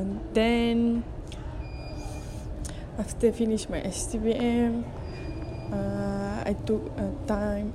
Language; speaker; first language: English; non-native, local second language; Malay